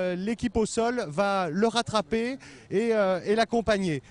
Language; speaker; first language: French; native; French